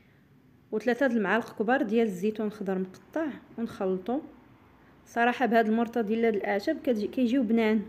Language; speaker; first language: Arabic; native; Arabic